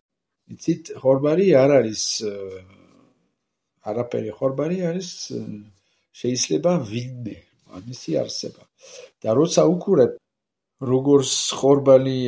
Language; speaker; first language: Georgian; non-native, learner; French